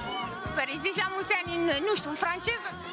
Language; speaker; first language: Romanian; native; Romanian